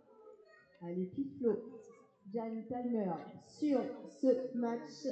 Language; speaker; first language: French; native; French